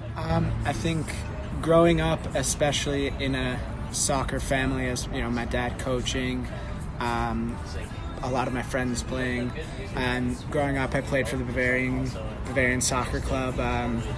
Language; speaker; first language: English; native; English